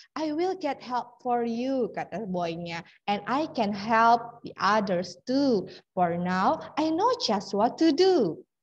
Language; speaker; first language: English; non-native, fluent; Indonesian